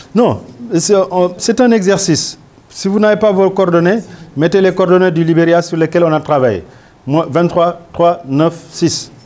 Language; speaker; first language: French; non-native, local second language; Wolof